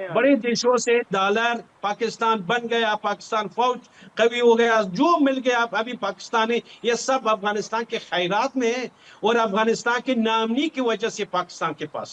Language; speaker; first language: Hindi; non-native, learner; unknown